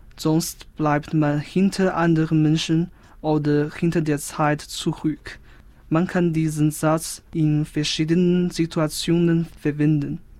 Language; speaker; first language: German; non-native, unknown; Chinese